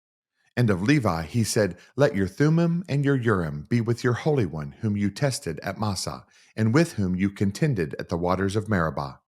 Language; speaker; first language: English; native; English